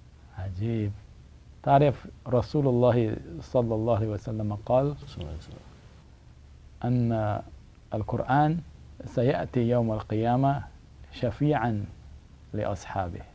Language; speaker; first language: Arabic; non-native, learner; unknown